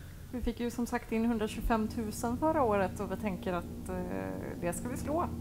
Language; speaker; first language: Swedish; native; Swedish